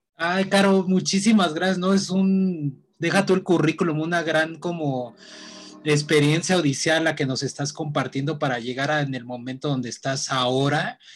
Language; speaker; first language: Spanish; native; Spanish